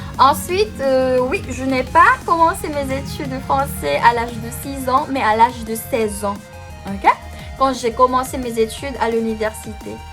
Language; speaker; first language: French; non-native, fluent; Filipino